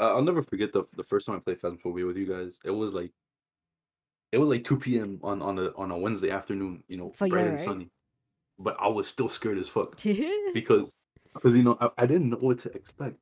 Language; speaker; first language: English; native; English